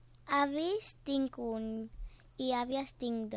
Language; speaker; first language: Catalan; non-native, local second language; Spanish